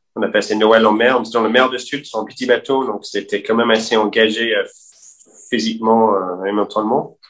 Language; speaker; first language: French; non-native, fluent; English